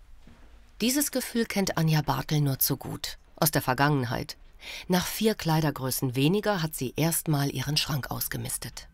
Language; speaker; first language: German; native; German